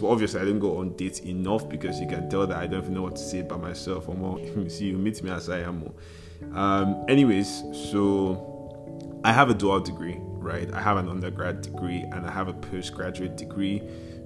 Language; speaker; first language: English; non-native, local second language; Yoruba